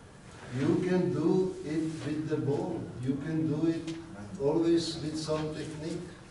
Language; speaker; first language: English; non-native, learner; Czech